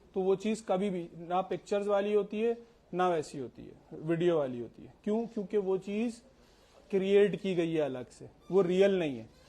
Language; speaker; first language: Urdu; native; Urdu